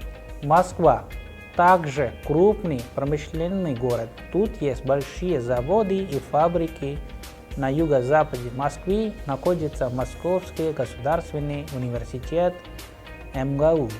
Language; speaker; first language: Russian; non-native, fluent; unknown